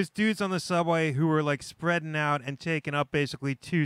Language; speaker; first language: English; native; English